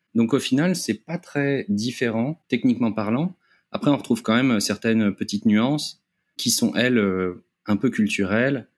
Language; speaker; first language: French; native; French